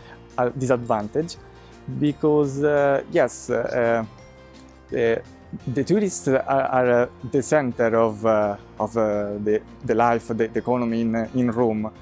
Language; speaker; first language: English; non-native, fluent; Italian